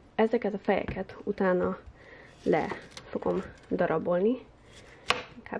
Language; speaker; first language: Hungarian; early bilingual, heritage; Hungarian